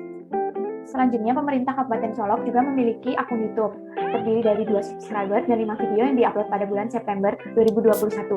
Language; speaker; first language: Indonesian; native; Indonesian